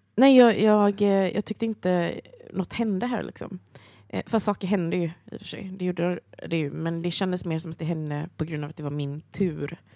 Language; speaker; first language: Swedish; early bilingual, other home language; Chinese